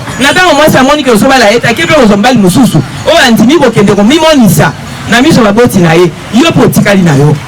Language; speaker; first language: Lingala; native; Lingala